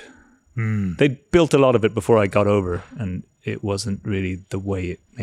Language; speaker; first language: English; native; English